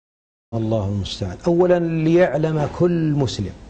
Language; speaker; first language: Arabic; native; Arabic